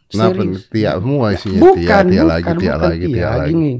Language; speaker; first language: Indonesian; native; Indonesian